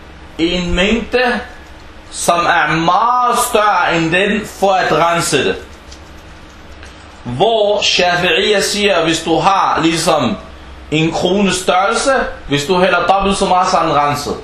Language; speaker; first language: Danish; early bilingual, other home language; Arabic